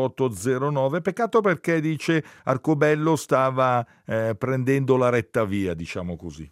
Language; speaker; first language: Italian; native; Italian